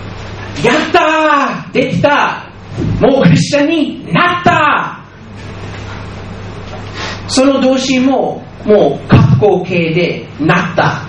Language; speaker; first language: Japanese; non-native, fluent; English